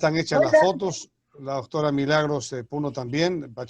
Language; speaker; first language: Spanish; native; Spanish